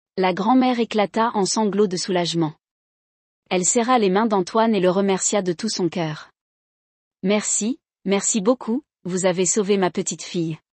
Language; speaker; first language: French; non-native, local second language; Arabic